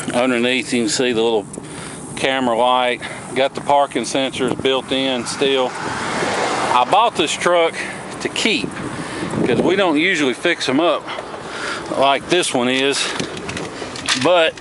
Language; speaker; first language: English; native; English